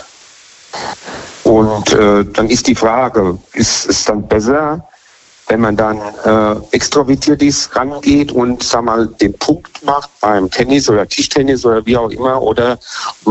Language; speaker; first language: German; native; German